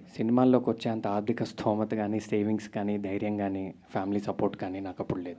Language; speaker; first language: Telugu; native; Telugu